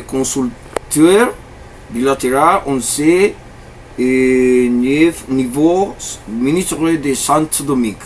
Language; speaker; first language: French; non-native, learner; Spanish